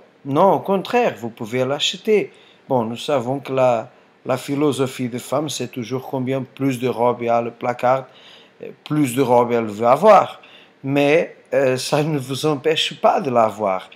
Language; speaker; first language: French; non-native, fluent; Portuguese